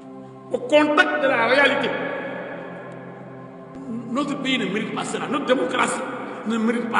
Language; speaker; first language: French; non-native, local second language; Wolof